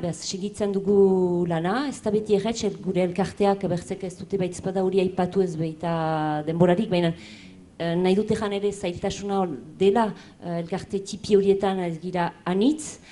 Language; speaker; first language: Basque; native; Basque